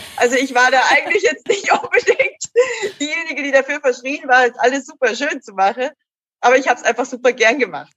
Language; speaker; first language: German; native; German